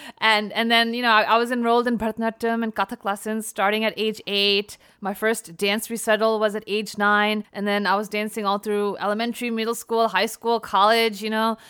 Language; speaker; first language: English; native; English